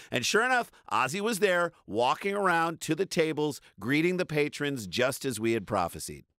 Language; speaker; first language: English; native; English